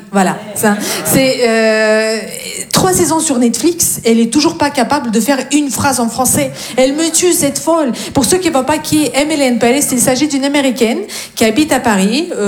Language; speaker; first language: French; non-native, fluent; Russian